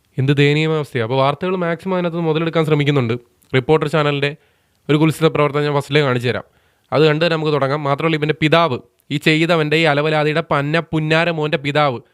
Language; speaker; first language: Malayalam; native; Malayalam